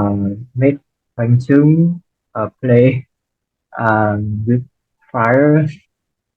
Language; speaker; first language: English; non-native, learner; Vietnamese